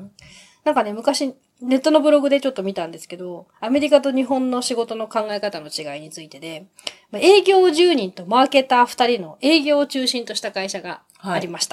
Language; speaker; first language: Japanese; native; Japanese